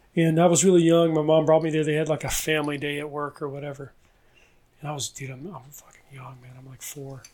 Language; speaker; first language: English; native; English